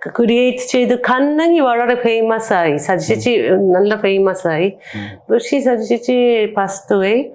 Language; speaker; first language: Malayalam; non-native, learner; Japanese